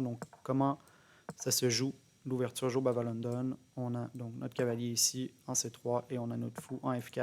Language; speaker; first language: French; native; French